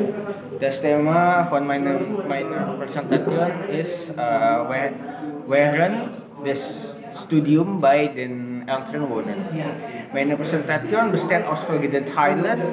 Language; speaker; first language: German; non-native, learner; Indonesian